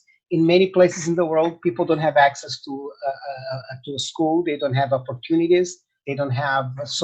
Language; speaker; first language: English; non-native, fluent; Portuguese